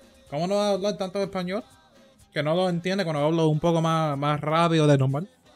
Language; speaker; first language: Spanish; early bilingual, heritage; Spanish